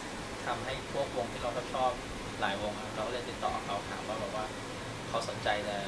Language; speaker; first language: Thai; native; Thai